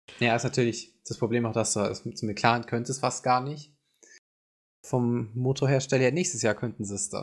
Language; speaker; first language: German; native; German